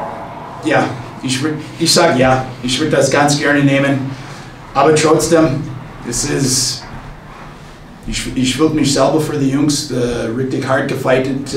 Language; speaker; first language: German; non-native, fluent; English